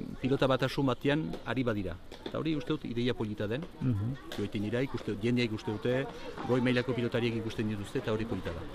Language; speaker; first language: Basque; native; Basque